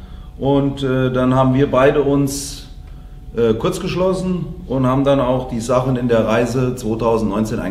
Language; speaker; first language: German; native; German